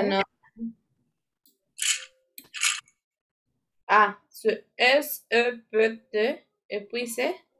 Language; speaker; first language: French; non-native, fluent; Spanish